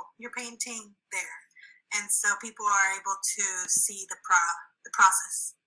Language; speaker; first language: English; early bilingual, other home language; Spanish